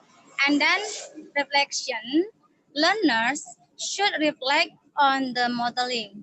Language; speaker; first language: English; non-native, learner; Indonesian